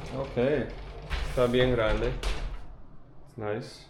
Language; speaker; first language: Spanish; non-native, fluent; English